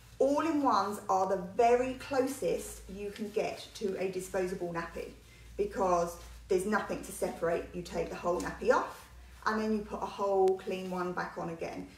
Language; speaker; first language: English; native; English